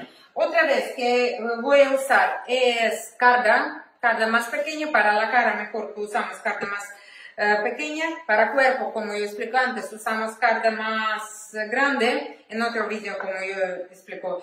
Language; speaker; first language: Spanish; non-native, learner; Ukrainian